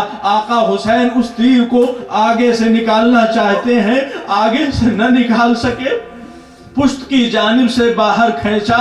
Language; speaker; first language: Urdu; native; Urdu